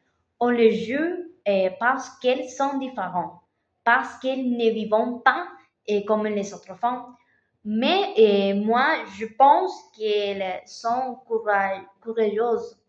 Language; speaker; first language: French; non-native, learner; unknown